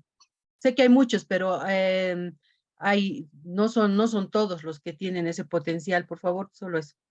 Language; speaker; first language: Spanish; native; Spanish